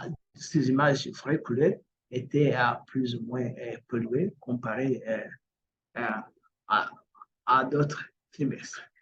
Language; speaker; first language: French; non-native, local second language; Kinyarwanda